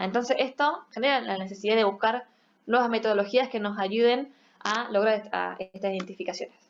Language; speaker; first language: Spanish; native; Spanish